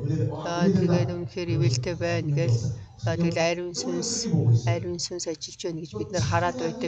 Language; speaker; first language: Mongolian; early bilingual, other home language; Korean